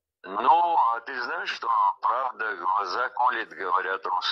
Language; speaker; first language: Russian; non-native, local second language; Abkhazian